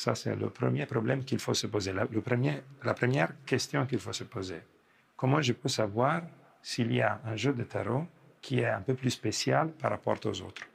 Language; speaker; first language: French; non-native, fluent; Italian